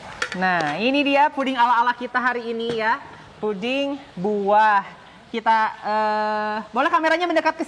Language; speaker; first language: Indonesian; native; Indonesian